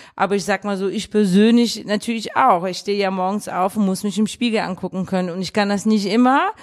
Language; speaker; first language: German; early bilingual, other home language; Russian